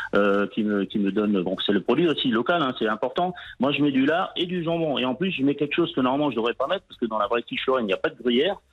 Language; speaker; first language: French; native; French